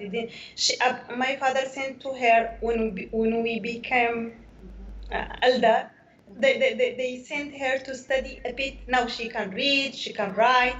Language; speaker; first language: English; non-native, learner; Arabic